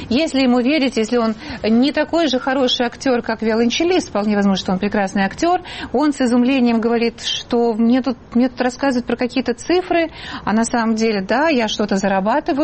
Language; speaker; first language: Russian; native; Russian